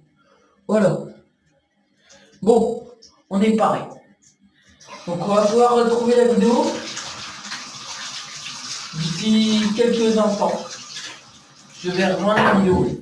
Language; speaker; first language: French; native; French